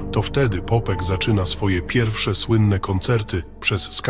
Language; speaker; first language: Polish; native; Polish